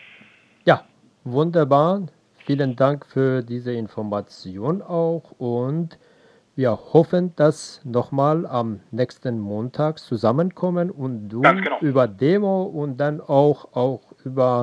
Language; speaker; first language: German; non-native, learner; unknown